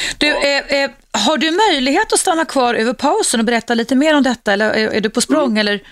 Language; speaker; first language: Swedish; native; Swedish